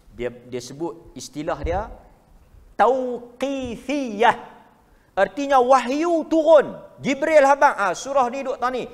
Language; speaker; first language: Malay; native; Malay